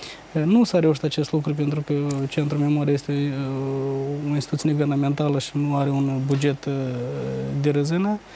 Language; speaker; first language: Romanian; native; Romanian